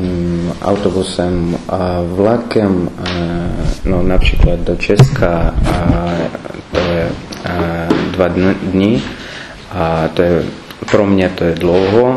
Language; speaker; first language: Slovak; non-native, learner; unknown